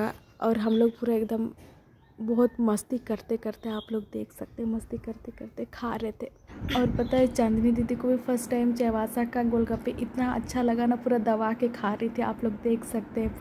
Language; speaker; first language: Hindi; non-native, local second language; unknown